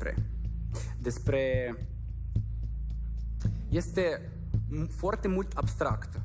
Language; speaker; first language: Romanian; non-native, learner; Ukrainian